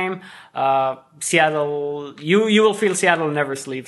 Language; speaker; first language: English; non-native, fluent; Arabic